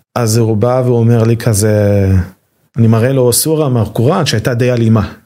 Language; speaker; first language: Hebrew; native; Hebrew